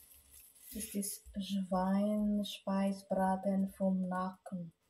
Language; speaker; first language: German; non-native, learner; Filipino